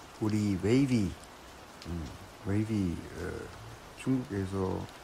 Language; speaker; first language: Korean; non-native, learner; Chinese